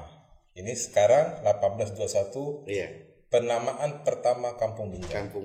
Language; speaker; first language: Indonesian; native; Indonesian